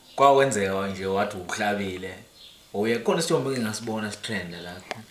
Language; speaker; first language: Zulu; native; Zulu